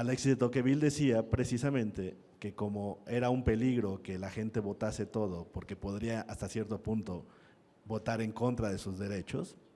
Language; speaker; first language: Spanish; native; Spanish